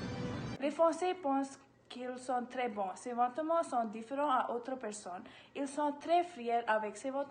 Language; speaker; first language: French; non-native, learner; English